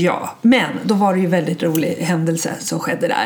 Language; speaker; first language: Swedish; native; Swedish